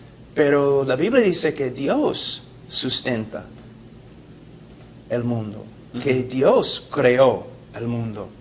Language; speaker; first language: Spanish; non-native, fluent; English